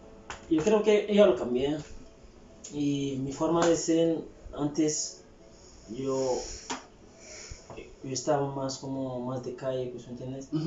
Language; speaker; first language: Spanish; non-native, fluent; Haitian Creole